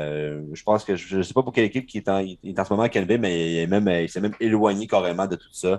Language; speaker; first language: French; native; French